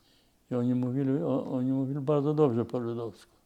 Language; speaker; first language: Polish; non-native, local second language; Yiddish